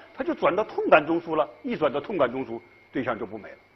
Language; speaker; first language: Chinese; native; Chinese